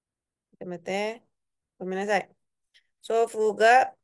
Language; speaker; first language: Japanese; non-native, fluent; Indonesian